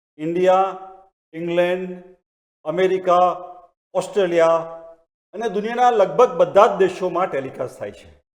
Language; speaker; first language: Gujarati; native; Gujarati